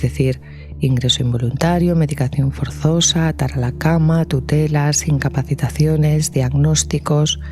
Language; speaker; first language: Spanish; native; Spanish